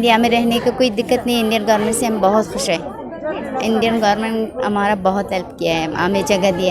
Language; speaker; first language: Hindi; non-native, learner; Persian